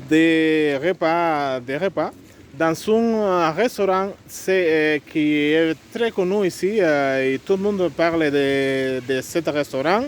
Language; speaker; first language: French; non-native, fluent; Spanish